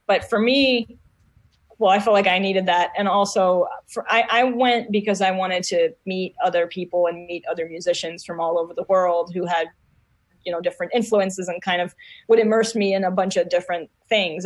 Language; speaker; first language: English; non-native, fluent; Hebrew